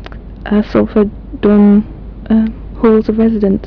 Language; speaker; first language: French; non-native, learner; English